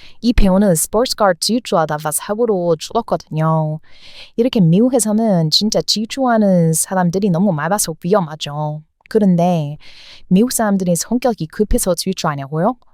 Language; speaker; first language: Korean; non-native, fluent; English